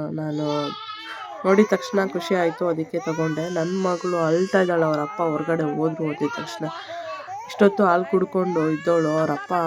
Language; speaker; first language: Kannada; native; Kannada